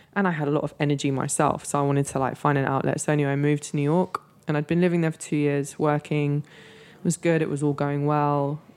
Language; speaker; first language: English; native; English